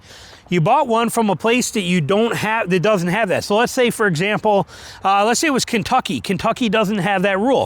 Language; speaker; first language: English; native; English